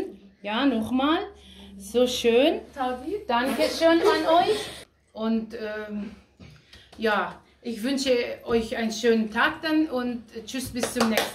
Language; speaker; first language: German; non-native, fluent; Aramaic